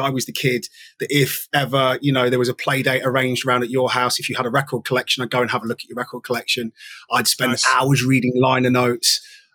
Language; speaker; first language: English; native; English